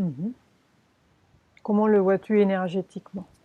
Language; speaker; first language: French; native; French